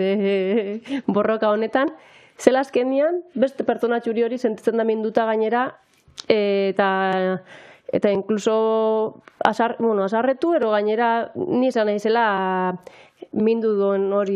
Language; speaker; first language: Basque; native; Basque